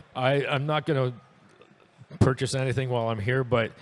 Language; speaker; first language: English; native; English